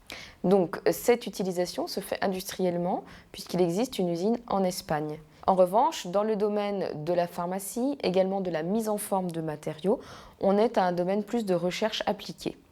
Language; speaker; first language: French; native; French